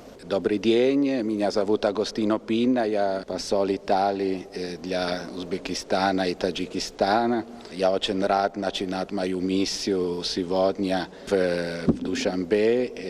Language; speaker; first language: Russian; non-native, fluent; Italian